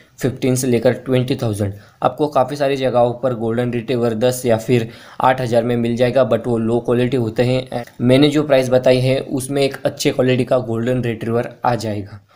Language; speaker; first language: Hindi; native; Hindi